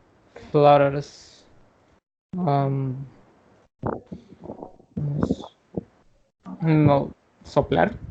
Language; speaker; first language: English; non-native, learner; Spanish